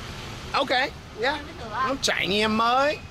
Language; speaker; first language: Vietnamese; non-native, learner; English